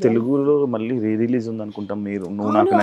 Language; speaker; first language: Telugu; native; Telugu